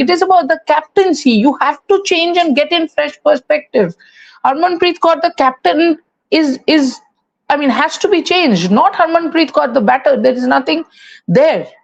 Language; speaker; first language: English; non-native, local second language; Hindi